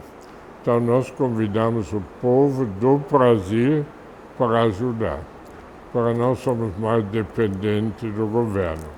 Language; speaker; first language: Portuguese; non-native, fluent; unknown